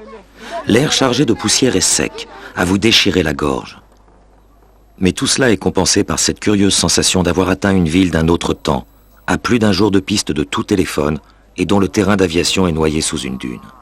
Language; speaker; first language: French; native; French